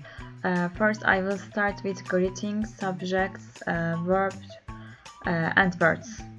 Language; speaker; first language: English; non-native, learner; Turkish